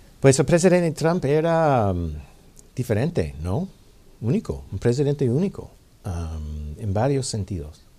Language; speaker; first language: Spanish; non-native, fluent; English